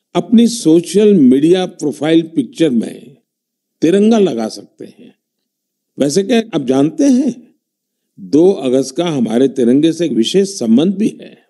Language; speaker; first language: Hindi; non-native, local second language; Gujarati